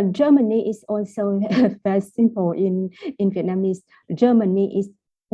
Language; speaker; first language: English; non-native, fluent; Vietnamese